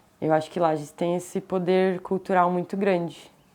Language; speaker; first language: Portuguese; native; Portuguese